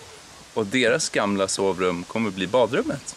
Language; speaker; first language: Swedish; native; Swedish